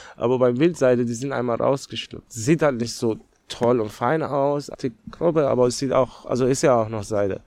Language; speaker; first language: German; non-native, fluent; Persian